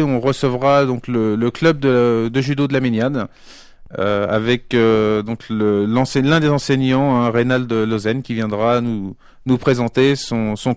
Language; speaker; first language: French; native; French